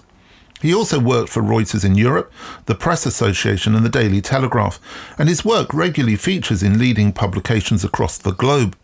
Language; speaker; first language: English; native; English